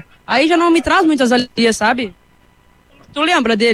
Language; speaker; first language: Portuguese; native; Portuguese